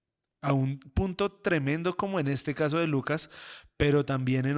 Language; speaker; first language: Spanish; native; Spanish